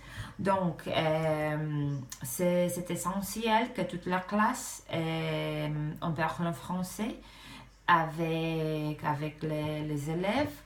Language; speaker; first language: French; non-native, fluent; Romanian